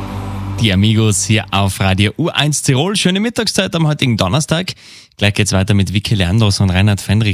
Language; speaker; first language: German; native; German